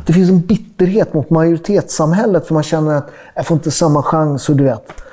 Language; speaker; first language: Swedish; native; Swedish